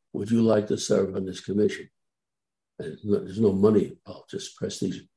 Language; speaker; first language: English; native; English